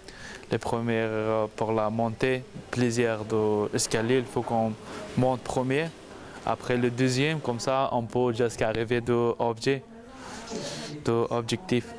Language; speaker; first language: French; non-native, learner; Persian